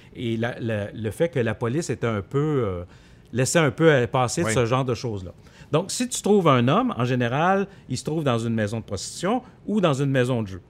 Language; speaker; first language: French; native; French